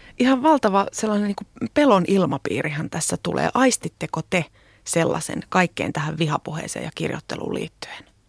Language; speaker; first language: Finnish; native; Finnish